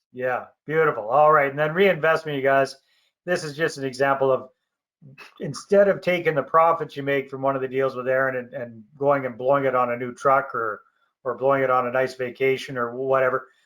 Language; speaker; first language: English; native; English